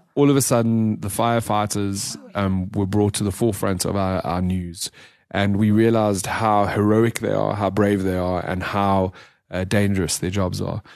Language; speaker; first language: English; native; English